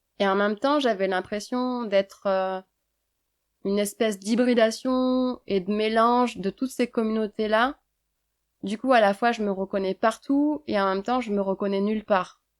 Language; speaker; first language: French; native; French